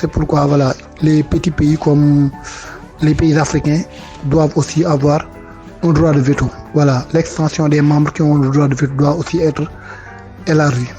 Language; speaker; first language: French; non-native, local second language; Wolof